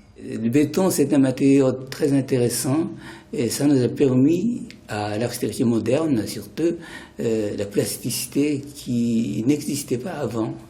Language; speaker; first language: French; non-native, fluent; Japanese